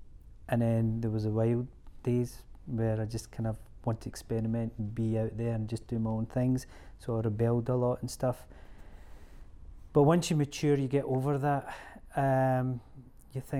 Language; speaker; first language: English; native; English